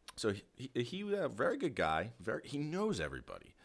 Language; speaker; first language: English; native; English